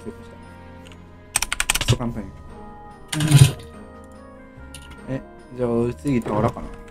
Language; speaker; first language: Japanese; native; Japanese